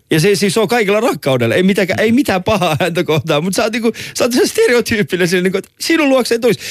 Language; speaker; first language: Finnish; early bilingual, other home language; Persian